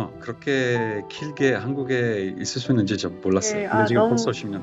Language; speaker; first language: Korean; non-native, fluent; Italian